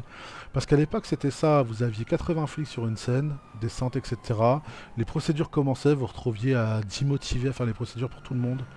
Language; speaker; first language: French; native; French